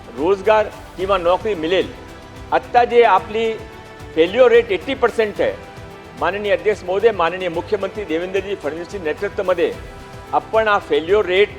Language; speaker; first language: Marathi; non-native, local second language; Gujarati